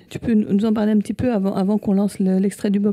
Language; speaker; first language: French; native; French